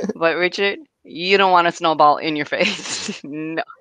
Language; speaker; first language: English; native; English